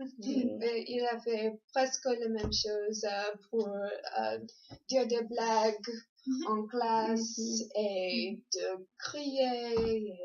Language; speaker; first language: French; non-native, learner; English